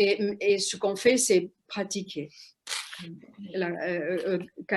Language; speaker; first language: French; non-native, fluent; Spanish